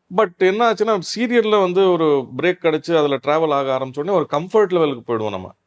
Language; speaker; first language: Tamil; non-native, local second language; Kannada